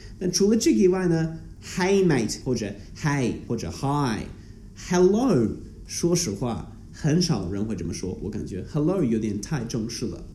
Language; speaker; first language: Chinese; non-native, fluent; English